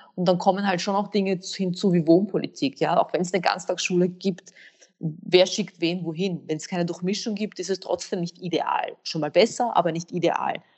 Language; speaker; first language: German; early bilingual, other home language; Bosnian